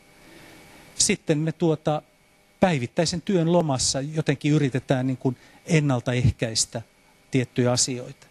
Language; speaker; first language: Finnish; native; Finnish